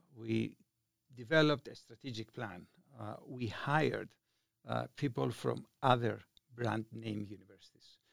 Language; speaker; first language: English; non-native, fluent; Greek